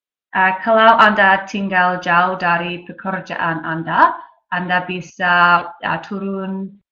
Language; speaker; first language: Indonesian; non-native, learner; English